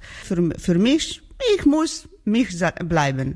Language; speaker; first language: German; non-native, learner; Georgian